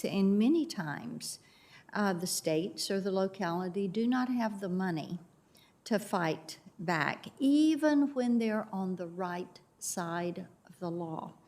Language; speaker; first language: English; native; English